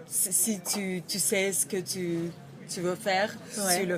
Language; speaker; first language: French; non-native, learner; Russian